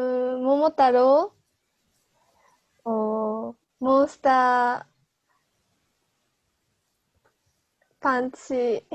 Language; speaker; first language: English; non-native, learner; Japanese